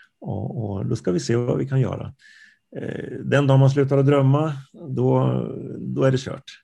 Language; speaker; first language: Swedish; native; Swedish